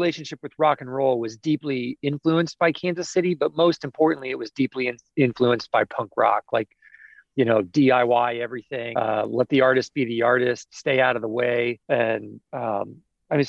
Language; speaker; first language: English; native; English